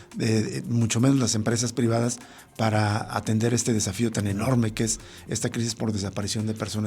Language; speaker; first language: Spanish; native; Spanish